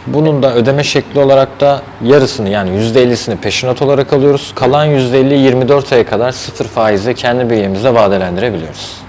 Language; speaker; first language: Turkish; native; Turkish